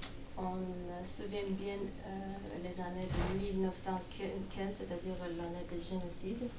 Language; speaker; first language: French; non-native, fluent; Armenian